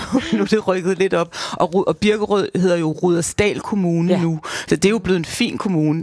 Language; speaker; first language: Danish; native; Danish